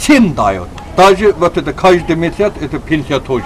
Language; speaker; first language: Russian; non-native, learner; Azerbaijani